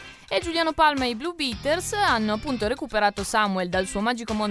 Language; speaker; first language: Italian; native; Italian